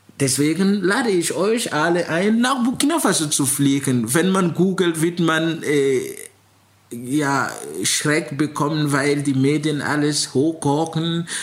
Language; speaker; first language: German; non-native, fluent; Mossi